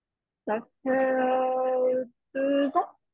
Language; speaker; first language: French; non-native, fluent; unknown